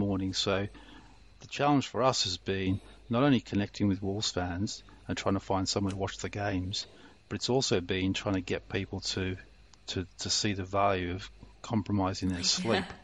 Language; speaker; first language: English; native; English